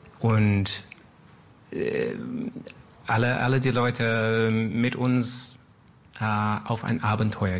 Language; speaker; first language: German; non-native, learner; English